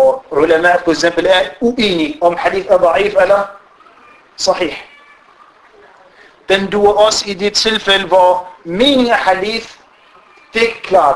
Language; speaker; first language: Danish; non-native, fluent; Arabic